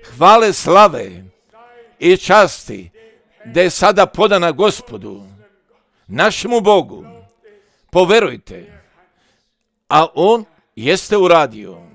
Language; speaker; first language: Croatian; early bilingual, heritage; Croatian